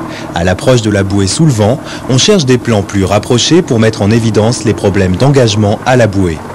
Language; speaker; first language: French; native; French